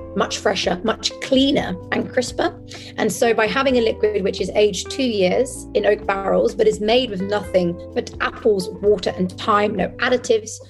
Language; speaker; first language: English; early bilingual, other home language; French